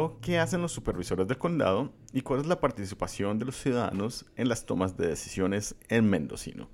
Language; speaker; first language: Spanish; native; Spanish